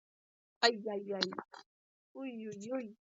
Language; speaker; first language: French; native; French